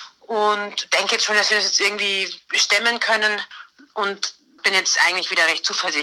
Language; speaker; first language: German; native; German